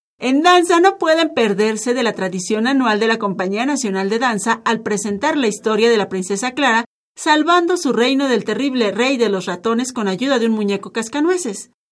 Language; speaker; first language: Spanish; native; Spanish